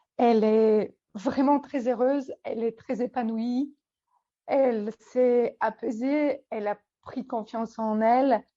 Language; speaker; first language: French; non-native, fluent; Polish